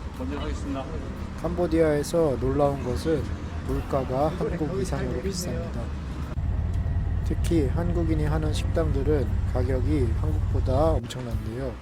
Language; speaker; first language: Korean; native; Korean